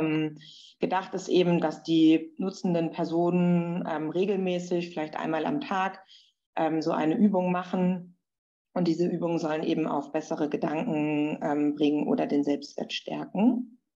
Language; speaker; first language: German; native; German